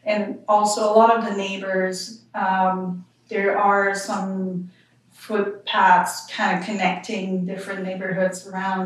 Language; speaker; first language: English; non-native, fluent; French